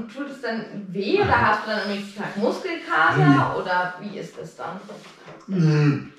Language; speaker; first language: German; native; German